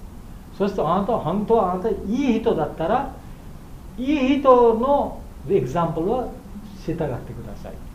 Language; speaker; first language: Japanese; non-native, learner; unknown